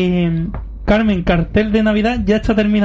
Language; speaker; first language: Spanish; native; Spanish